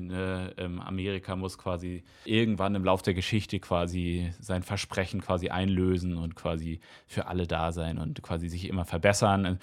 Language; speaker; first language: German; native; German